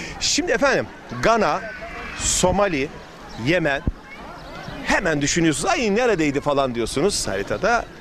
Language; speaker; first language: Turkish; native; Turkish